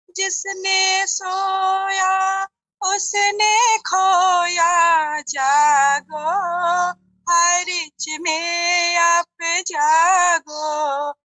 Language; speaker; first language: Hindi; non-native, local second language; Bangla